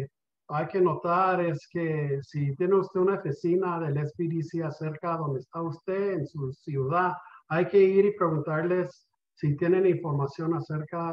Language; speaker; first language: Spanish; early bilingual, heritage; Spanish